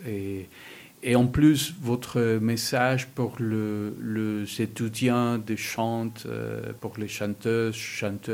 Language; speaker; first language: French; non-native, learner; Spanish